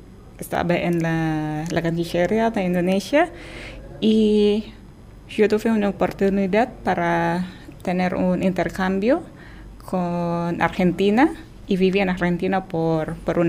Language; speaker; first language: Spanish; non-native, fluent; Indonesian